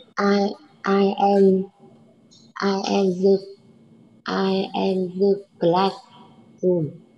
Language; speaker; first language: English; non-native, learner; Vietnamese